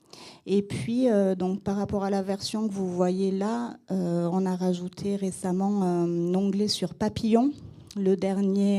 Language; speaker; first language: French; native; French